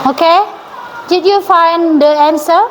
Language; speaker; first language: English; non-native, learner; Indonesian